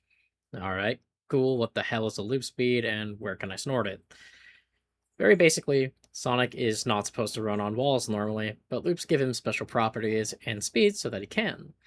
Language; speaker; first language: English; native; English